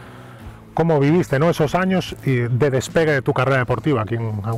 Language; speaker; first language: Spanish; native; Spanish